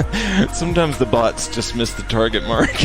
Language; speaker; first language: English; native; English